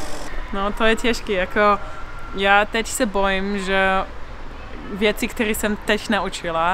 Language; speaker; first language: Czech; non-native, learner; English